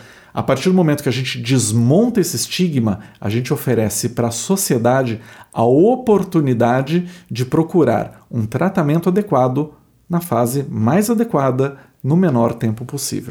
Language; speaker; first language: Portuguese; native; Portuguese